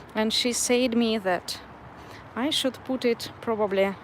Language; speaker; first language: English; non-native, fluent; Russian